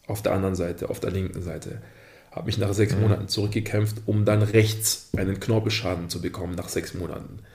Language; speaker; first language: German; early bilingual, other home language; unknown